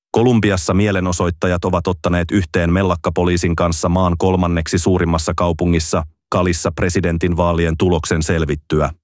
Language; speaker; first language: Finnish; native; Finnish